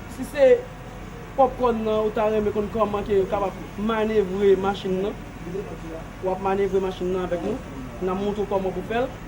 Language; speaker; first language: French; non-native, local second language; Haitian Creole